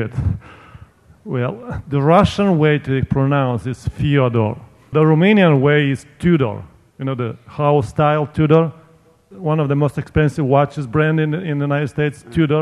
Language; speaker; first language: English; non-native, fluent; Romanian